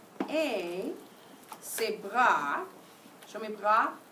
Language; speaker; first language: French; non-native, fluent; English